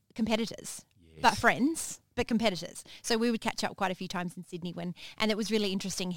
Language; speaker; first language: English; native; English